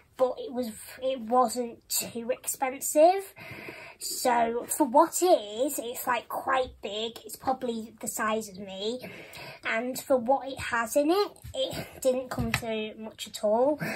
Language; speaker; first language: English; native; English